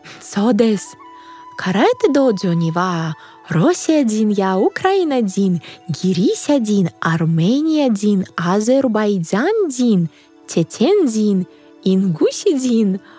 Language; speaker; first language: Japanese; non-native, fluent; Russian